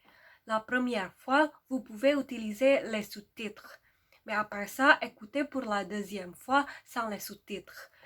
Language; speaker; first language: French; non-native, fluent; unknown